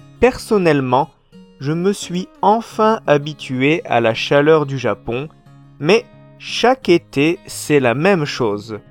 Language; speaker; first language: French; non-native, fluent; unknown